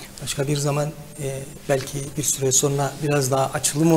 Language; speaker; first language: Turkish; native; Turkish